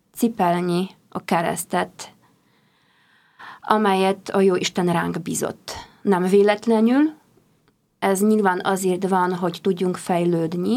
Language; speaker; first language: Hungarian; non-native, fluent; Polish